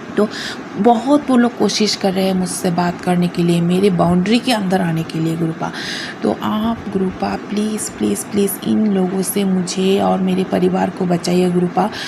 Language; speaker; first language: Hindi; non-native, local second language; Bangla